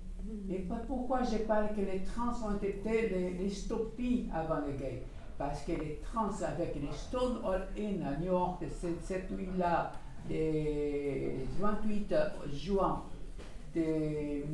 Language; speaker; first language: French; non-native, fluent; Portuguese